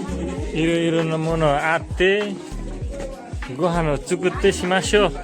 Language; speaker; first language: Japanese; non-native, learner; Nepali